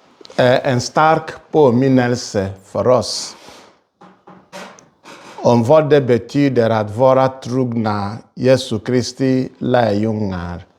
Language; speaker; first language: Swedish; non-native, fluent; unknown